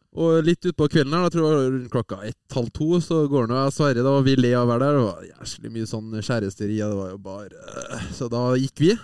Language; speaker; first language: Norwegian; native; Norwegian